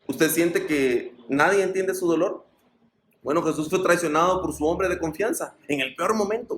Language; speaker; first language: Spanish; native; Spanish